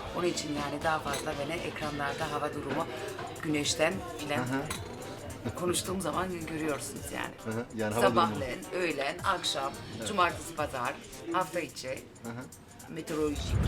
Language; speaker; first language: Turkish; early bilingual, heritage; Turkish